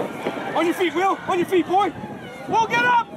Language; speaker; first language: English; native; English